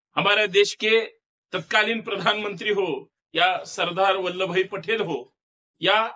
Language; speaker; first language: Hindi; non-native, local second language; Marathi